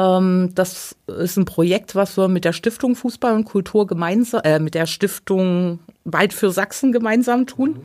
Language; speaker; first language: German; native; German